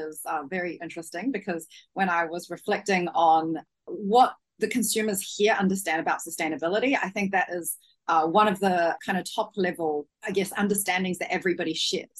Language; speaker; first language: English; native; English